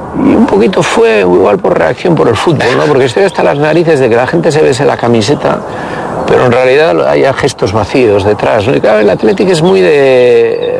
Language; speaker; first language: Spanish; native; Spanish